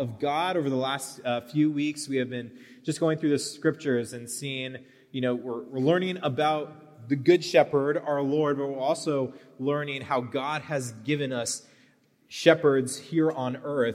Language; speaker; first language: English; native; English